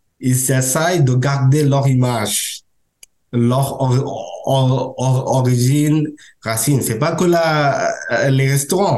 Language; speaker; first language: French; non-native, learner; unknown